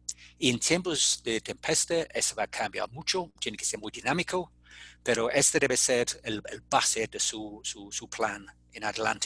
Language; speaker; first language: Spanish; non-native, fluent; English